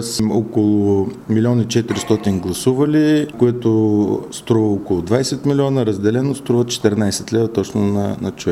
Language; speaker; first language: Bulgarian; native; Bulgarian